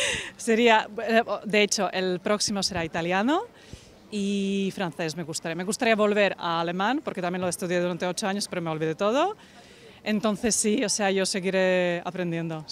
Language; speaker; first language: Spanish; non-native, fluent; Slovak